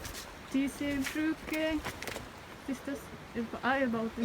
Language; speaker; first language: German; non-native, learner; Filipino